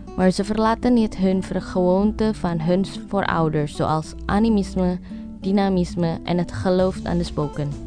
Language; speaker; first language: Dutch; non-native, learner; Indonesian